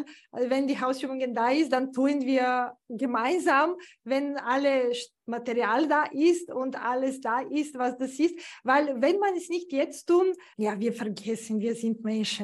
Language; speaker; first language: German; non-native, fluent; Bulgarian